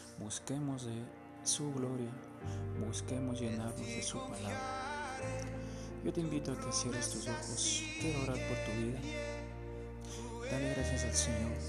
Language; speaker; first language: Spanish; native; Spanish